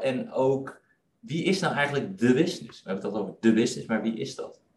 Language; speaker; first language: Dutch; native; Dutch